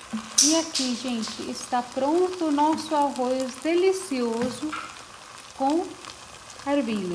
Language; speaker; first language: Portuguese; non-native, fluent; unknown